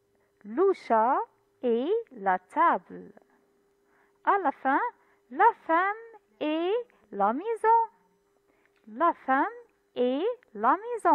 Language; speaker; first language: French; non-native, fluent; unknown